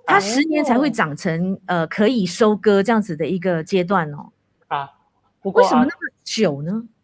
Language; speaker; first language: Chinese; native; Chinese